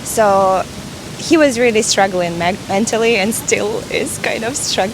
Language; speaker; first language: English; non-native, fluent; Russian